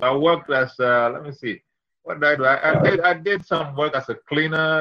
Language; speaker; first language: English; non-native, local second language; Ewe